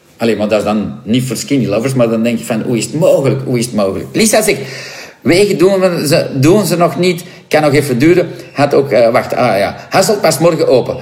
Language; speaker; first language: Dutch; non-native, local second language; French